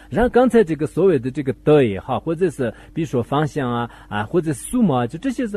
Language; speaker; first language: Chinese; native; Chinese